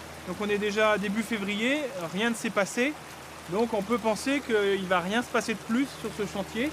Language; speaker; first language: French; native; French